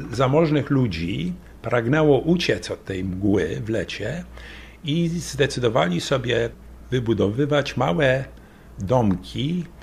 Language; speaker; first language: Polish; early bilingual, other home language; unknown